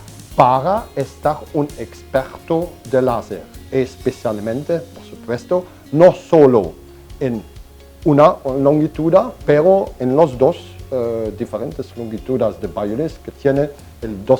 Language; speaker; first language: Spanish; non-native, fluent; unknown